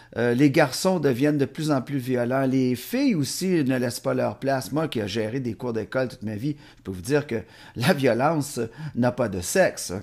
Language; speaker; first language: French; native; French